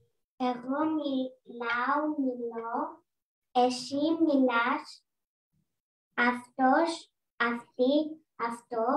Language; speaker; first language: Greek; non-native, learner; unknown